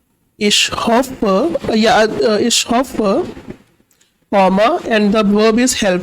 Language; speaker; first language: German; non-native, fluent; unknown